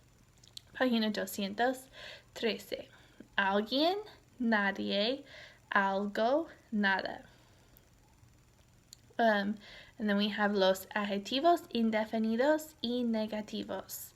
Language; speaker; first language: Spanish; non-native, learner; English